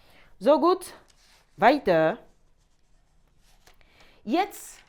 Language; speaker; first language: German; non-native, fluent; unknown